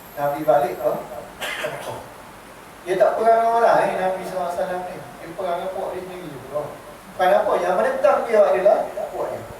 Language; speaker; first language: Malay; native; Malay